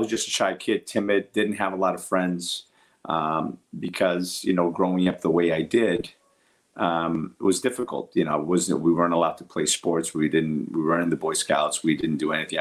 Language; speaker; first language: English; early bilingual, other home language; Portuguese